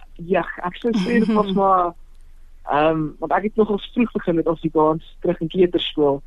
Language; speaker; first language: Afrikaans; non-native, local second language; Tswana